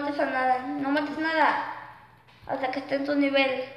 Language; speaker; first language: Spanish; native; Spanish